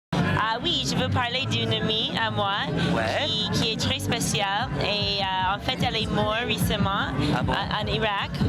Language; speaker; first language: French; non-native, fluent; English